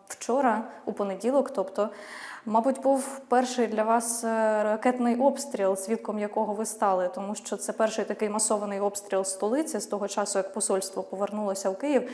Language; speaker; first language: Ukrainian; native; Ukrainian